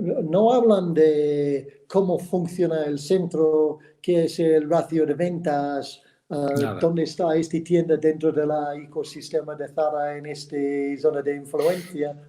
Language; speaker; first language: Spanish; non-native, fluent; English